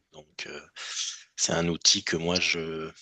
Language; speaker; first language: French; native; French